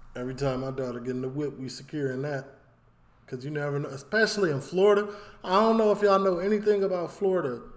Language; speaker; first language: English; native; English